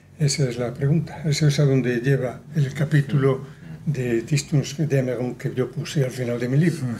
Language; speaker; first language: Spanish; native; Spanish